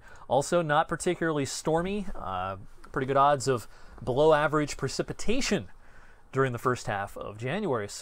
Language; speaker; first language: English; native; English